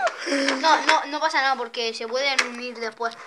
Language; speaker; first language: Spanish; native; Spanish